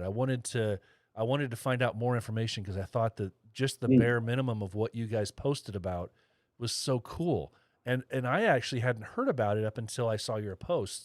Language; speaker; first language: English; native; English